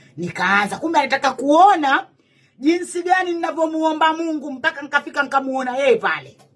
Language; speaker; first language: Swahili; native; Swahili